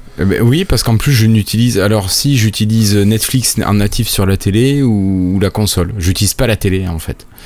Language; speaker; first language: French; native; French